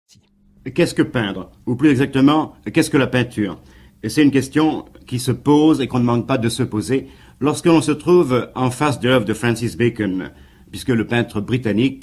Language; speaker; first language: French; native; French